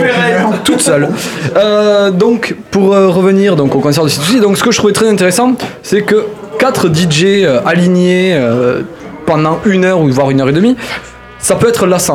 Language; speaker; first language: French; native; French